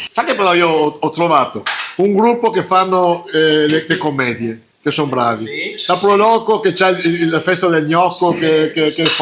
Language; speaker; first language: Italian; native; Italian